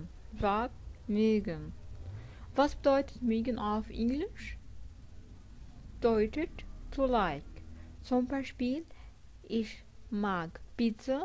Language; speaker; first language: German; non-native, fluent; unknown